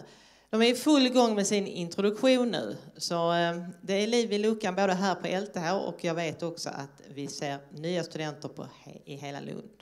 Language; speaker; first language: Swedish; native; Swedish